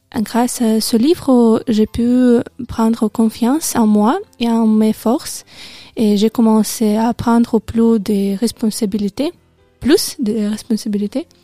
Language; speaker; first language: French; non-native, learner; Russian